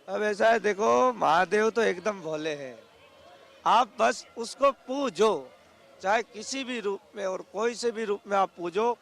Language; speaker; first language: Hindi; non-native, local second language; Gujarati